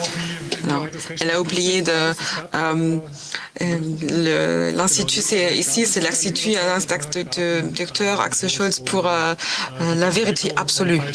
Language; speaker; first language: French; non-native, fluent; German